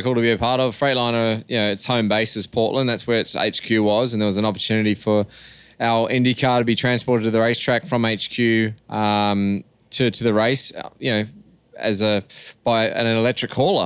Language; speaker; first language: English; native; English